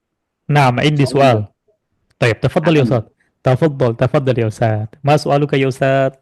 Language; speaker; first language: Arabic; non-native, learner; Indonesian